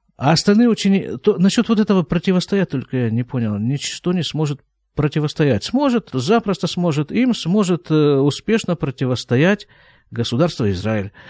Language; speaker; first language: Russian; native; Russian